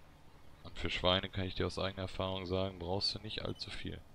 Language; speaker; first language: German; native; German